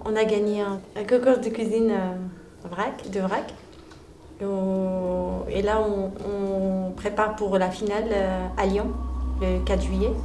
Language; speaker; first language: French; non-native, local second language; Arabic